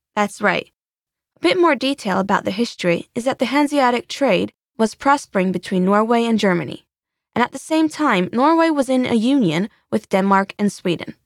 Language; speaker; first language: English; non-native, fluent; Swedish